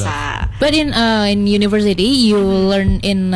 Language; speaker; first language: English; non-native, learner; Indonesian